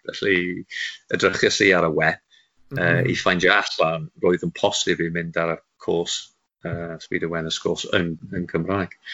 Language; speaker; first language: Welsh; non-native, local second language; English